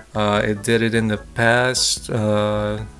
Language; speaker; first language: English; native; English